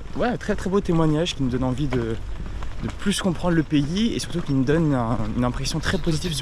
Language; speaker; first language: French; native; French